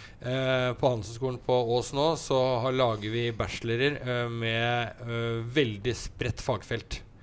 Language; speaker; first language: Norwegian; native; Norwegian